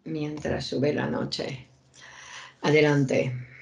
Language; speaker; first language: Spanish; native; Spanish